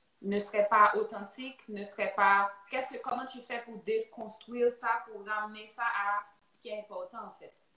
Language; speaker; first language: French; native; French